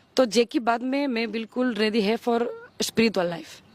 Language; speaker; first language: Hindi; non-native, learner; Spanish